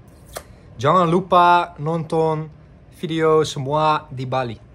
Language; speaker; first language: Indonesian; non-native, learner; Dutch